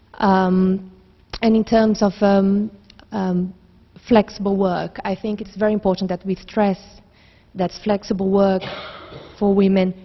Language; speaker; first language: English; non-native, fluent; Portuguese